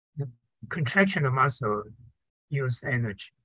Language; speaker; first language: English; non-native, fluent; Chinese